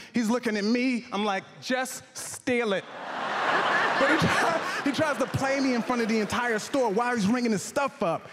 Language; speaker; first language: English; native; English